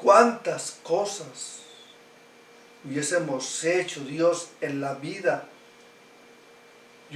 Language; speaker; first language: Spanish; native; Spanish